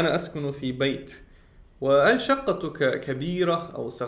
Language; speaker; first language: Arabic; non-native, learner; Chechen